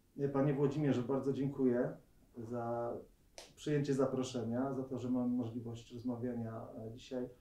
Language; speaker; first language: Polish; native; Polish